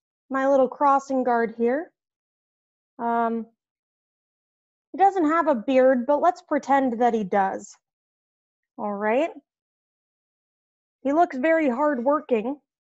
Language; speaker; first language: English; native; English